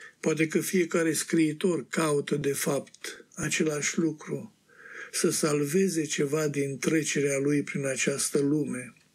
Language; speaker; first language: Romanian; native; Romanian